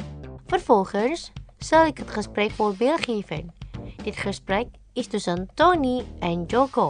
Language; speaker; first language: Dutch; non-native, learner; Indonesian